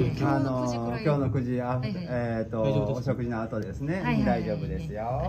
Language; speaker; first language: Japanese; native; Japanese